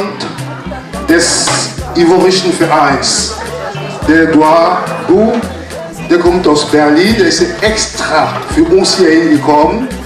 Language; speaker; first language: German; non-native, fluent; French